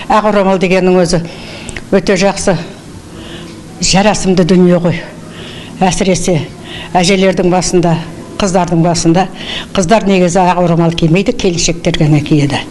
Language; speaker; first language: Kazakh; native; Kazakh